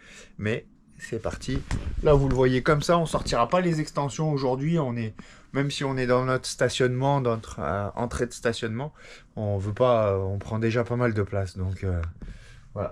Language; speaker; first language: French; native; French